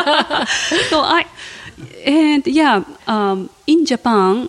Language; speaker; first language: English; non-native, fluent; Japanese